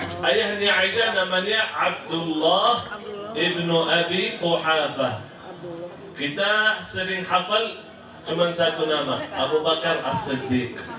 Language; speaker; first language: Malay; non-native, fluent; Arabic